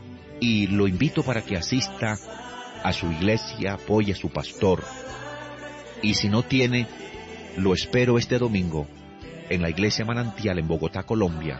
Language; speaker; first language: Spanish; native; Spanish